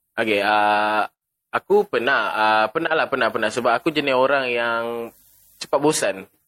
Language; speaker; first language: Malay; native; Malay